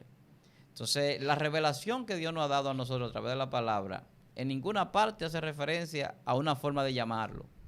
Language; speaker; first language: Spanish; native; Spanish